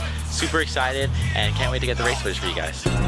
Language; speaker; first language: English; native; English